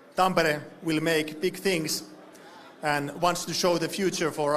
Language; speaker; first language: English; non-native, fluent; Finnish